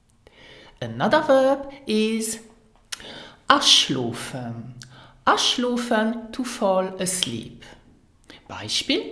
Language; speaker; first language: German; non-native, learner; English